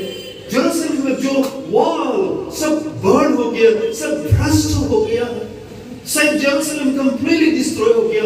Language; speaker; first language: Hindi; non-native, local second language; Bodo